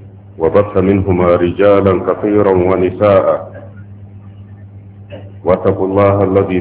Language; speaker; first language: Arabic; non-native, fluent; Hausa